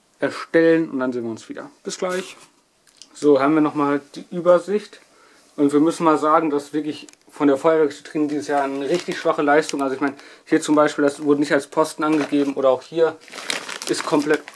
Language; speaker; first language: German; native; German